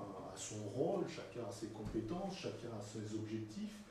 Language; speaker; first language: French; native; French